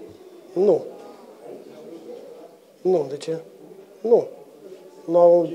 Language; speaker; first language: Romanian; non-native, learner; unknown